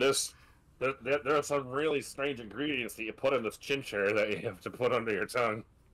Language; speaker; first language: English; native; English